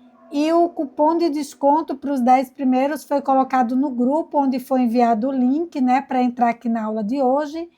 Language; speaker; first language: Portuguese; native; Portuguese